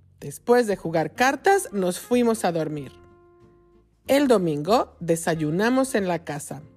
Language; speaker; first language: Spanish; non-native, fluent; English